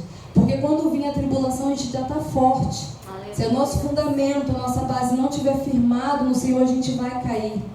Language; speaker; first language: Portuguese; native; Portuguese